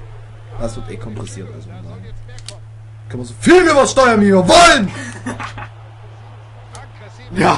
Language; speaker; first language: German; native; German